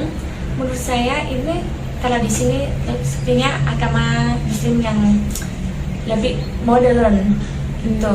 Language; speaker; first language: Indonesian; non-native, learner; Thai